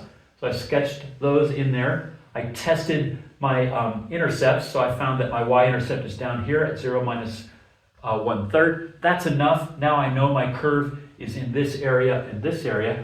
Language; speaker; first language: English; native; English